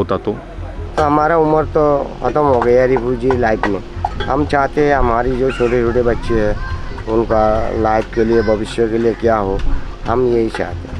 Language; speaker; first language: Hindi; non-native, fluent; Rohingya